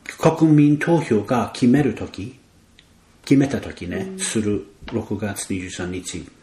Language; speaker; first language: Japanese; non-native, fluent; English